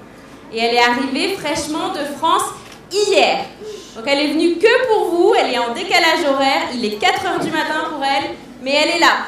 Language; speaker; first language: French; non-native, fluent; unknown